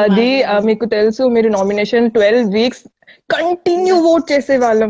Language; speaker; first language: Telugu; non-native, local second language; Hindi